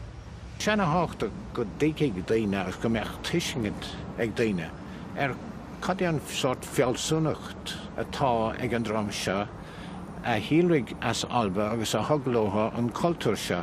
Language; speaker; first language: Irish; non-native, local second language; English